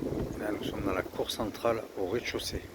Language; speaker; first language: French; native; French